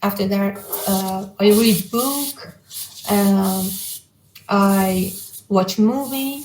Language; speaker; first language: English; non-native, learner; Persian